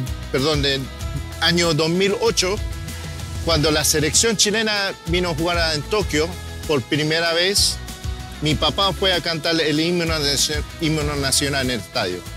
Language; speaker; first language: Spanish; early bilingual, heritage; Spanish